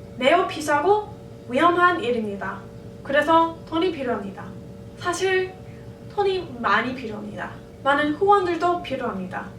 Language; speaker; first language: Korean; non-native, fluent; English